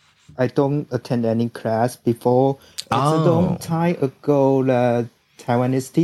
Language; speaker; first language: English; non-native, learner; Chinese